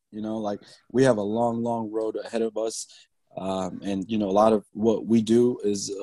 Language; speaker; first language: English; native; English